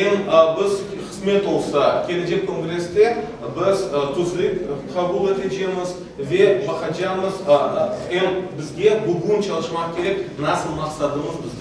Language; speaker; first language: Turkish; non-native, learner; Tatar